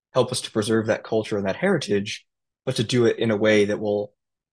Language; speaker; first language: English; native; English